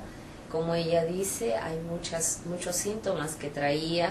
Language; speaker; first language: Spanish; native; Spanish